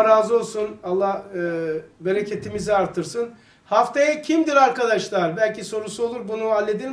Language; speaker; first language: Turkish; native; Turkish